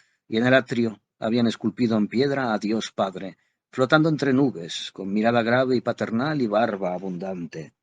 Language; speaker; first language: Spanish; native; Spanish